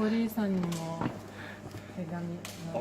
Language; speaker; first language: Japanese; non-native, fluent; Russian